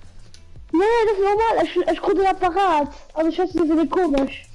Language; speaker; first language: German; non-native, local second language; Luxembourgish